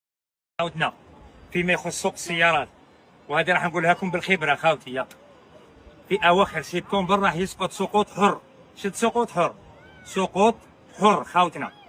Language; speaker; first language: Arabic; native; Arabic